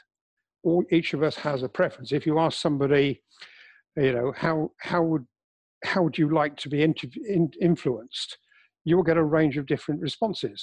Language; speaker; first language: English; native; English